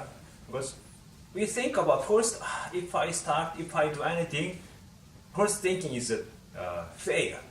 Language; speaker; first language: English; non-native, learner; Korean